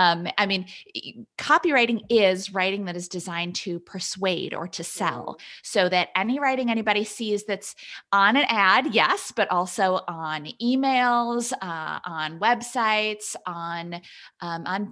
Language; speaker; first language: English; native; English